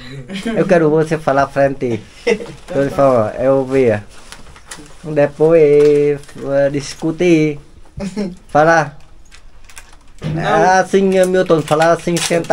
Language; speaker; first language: Portuguese; non-native, learner; Vietnamese